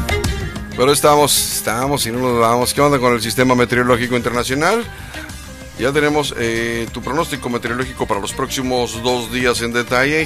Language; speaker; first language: Spanish; native; Spanish